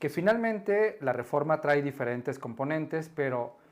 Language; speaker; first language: Spanish; native; Spanish